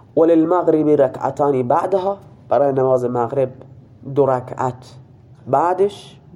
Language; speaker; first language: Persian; non-native, local second language; Baluchi